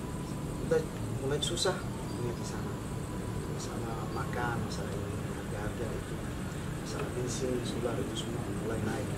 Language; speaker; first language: Indonesian; non-native, fluent; Arabic